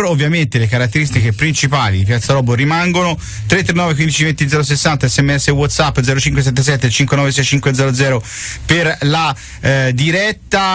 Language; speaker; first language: Italian; native; Italian